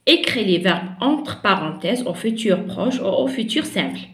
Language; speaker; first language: French; non-native, local second language; Arabic